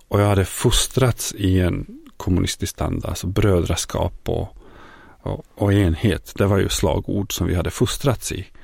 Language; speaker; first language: Swedish; non-native, fluent; Bosnian